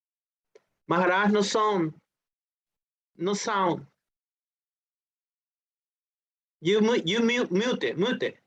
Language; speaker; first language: English; non-native, learner; Spanish